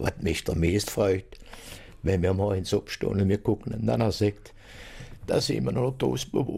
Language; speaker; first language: German; native; German